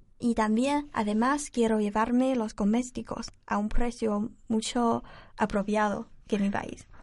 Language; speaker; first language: Spanish; non-native, learner; Chinese